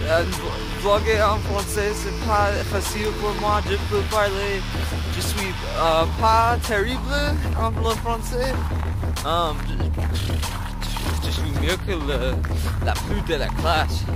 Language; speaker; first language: French; non-native, learner; English